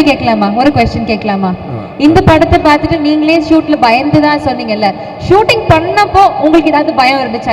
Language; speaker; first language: Tamil; native; Tamil